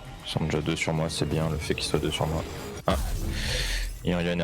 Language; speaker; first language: French; native; French